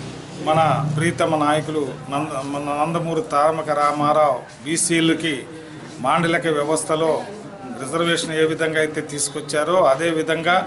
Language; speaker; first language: Telugu; native; Telugu